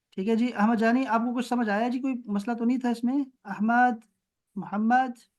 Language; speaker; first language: Urdu; non-native, local second language; Pashto